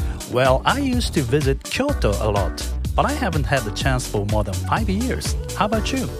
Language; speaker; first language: English; non-native, fluent; Japanese